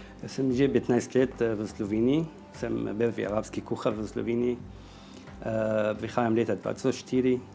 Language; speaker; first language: Slovenian; non-native, learner; Arabic